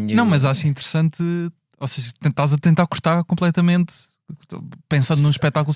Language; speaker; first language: Portuguese; native; Portuguese